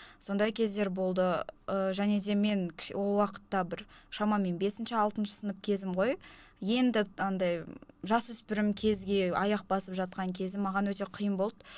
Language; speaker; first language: Kazakh; non-native, local second language; Russian